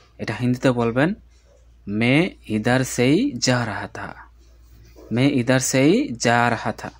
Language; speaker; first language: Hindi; non-native, fluent; Bangla